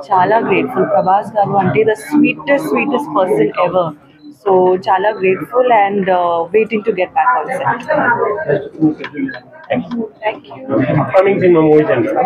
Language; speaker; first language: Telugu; non-native, local second language; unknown